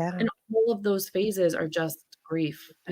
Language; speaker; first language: English; native; English